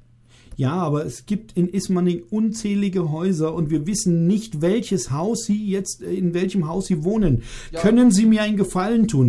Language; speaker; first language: German; native; German